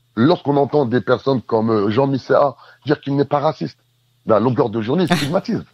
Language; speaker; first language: French; native; French